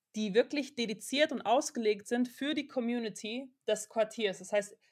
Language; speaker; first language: German; native; German